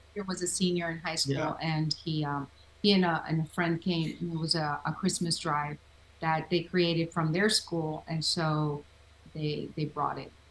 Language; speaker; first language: English; native; English